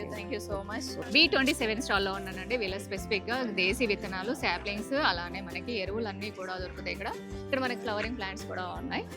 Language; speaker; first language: Telugu; non-native, local second language; Urdu